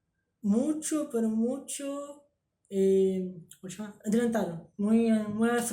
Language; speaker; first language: Spanish; early bilingual, heritage; Spanish